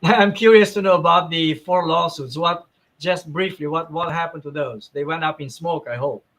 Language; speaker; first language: English; non-native, fluent; Romanian